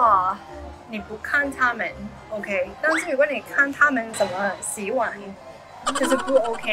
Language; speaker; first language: Chinese; early bilingual, heritage; Cantonese